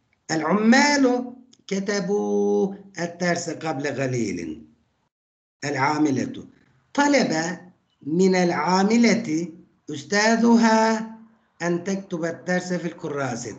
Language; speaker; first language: Arabic; non-native, fluent; Turkish